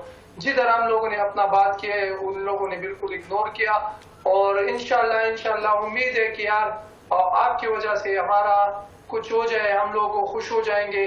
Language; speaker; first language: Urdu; non-native, local second language; Pashto